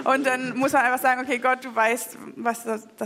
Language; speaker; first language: German; native; German